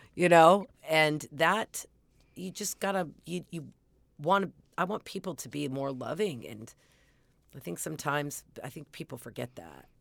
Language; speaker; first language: English; native; English